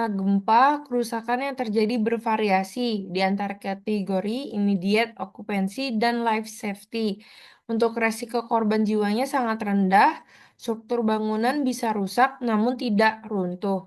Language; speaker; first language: Indonesian; native; Indonesian